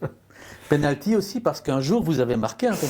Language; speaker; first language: French; native; French